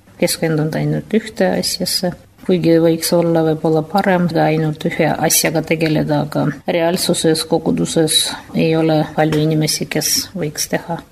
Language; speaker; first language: Estonian; non-native, fluent; Russian